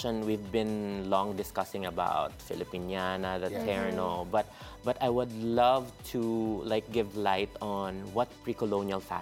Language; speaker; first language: English; non-native, local second language; Cebuano